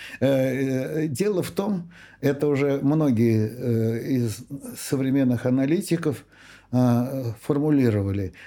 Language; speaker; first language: Russian; native; Russian